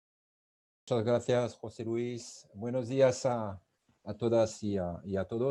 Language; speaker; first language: Spanish; non-native, fluent; French